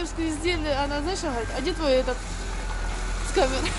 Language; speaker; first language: Russian; native; Russian